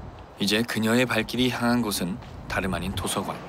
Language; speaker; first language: Korean; native; Korean